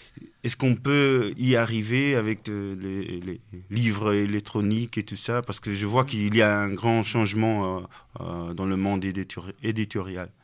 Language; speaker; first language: French; non-native, fluent; Portuguese